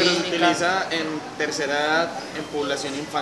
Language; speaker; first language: Spanish; native; Spanish